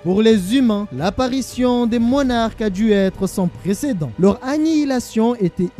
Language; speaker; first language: French; native; French